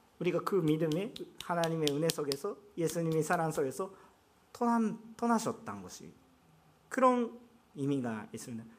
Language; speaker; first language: Korean; non-native, fluent; Japanese